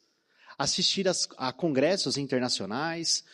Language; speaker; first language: Portuguese; native; Portuguese